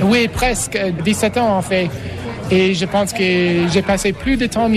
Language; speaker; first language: French; non-native, fluent; English